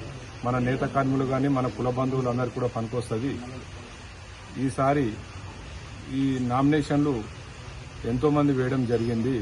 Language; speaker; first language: Telugu; native; Telugu